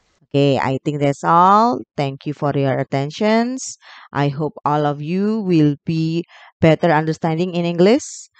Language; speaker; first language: English; non-native, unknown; Indonesian